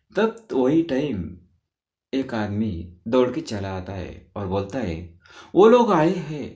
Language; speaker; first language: Hindi; non-native, local second language; Marathi